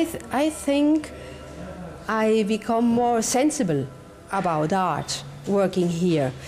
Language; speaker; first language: English; non-native, learner; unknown